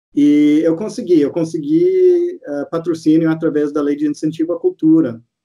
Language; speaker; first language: Portuguese; non-native, fluent; English